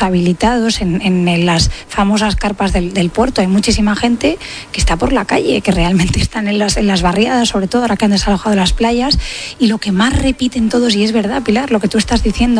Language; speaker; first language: Spanish; native; Spanish